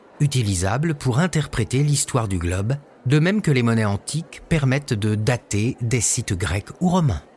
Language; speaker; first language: French; native; French